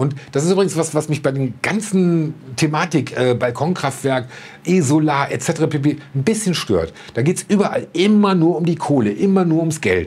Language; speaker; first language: German; native; German